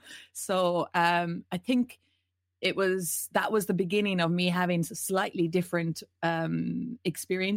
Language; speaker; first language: English; native; English